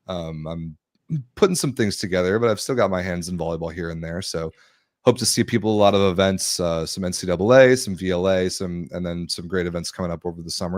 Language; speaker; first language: English; native; English